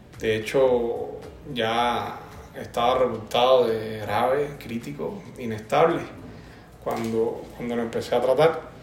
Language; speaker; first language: Spanish; native; Spanish